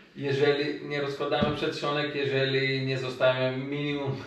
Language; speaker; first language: Polish; non-native, fluent; Macedonian